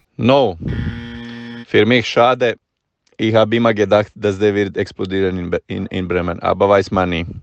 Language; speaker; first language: German; non-native, fluent; Croatian